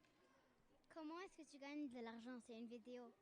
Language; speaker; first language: French; non-native, fluent; Arabic